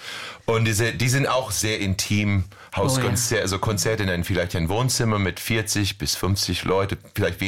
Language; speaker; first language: German; non-native, fluent; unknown